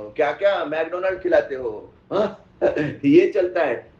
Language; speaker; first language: Hindi; non-native, local second language; Marathi